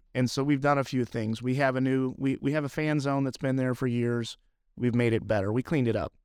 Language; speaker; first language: English; native; English